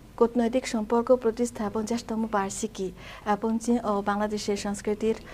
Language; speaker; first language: Bangla; non-native, fluent; Chinese